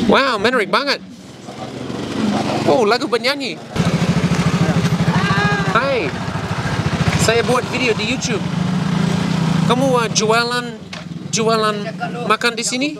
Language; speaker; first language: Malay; non-native, learner; English